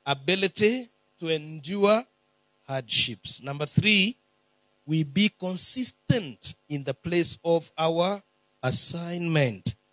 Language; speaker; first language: English; non-native, local second language; Swahili